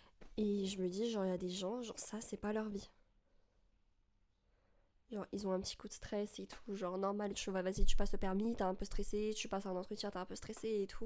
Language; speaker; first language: French; native; French